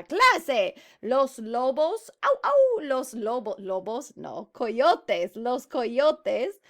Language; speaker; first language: Spanish; non-native, fluent; English